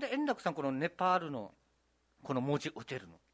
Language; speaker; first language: Japanese; native; Japanese